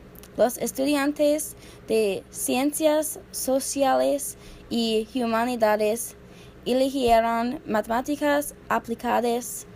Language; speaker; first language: Spanish; non-native, learner; English